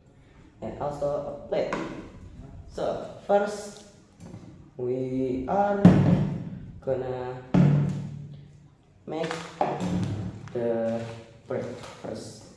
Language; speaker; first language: English; non-native, learner; Indonesian